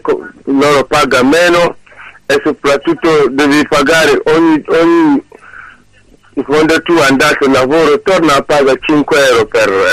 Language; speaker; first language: Italian; non-native, learner; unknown